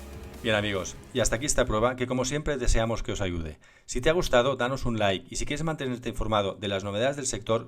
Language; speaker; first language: Spanish; native; Spanish